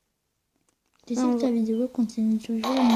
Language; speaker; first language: French; native; French